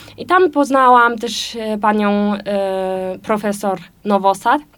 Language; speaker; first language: Polish; non-native, learner; German